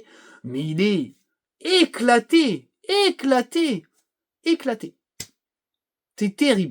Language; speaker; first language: French; native; French